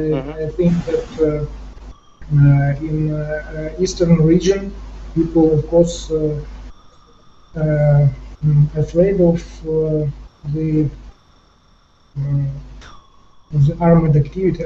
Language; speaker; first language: English; non-native, fluent; Ukrainian